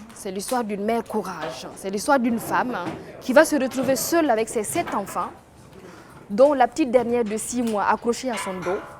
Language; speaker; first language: French; non-native, local second language; Mossi